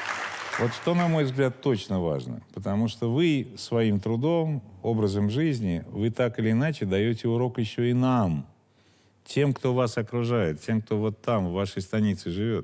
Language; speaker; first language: Russian; native; Russian